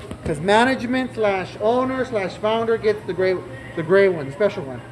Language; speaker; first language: English; early bilingual, other home language; Spanish